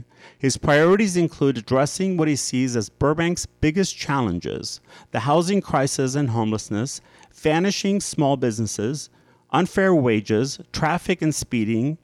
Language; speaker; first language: English; native; English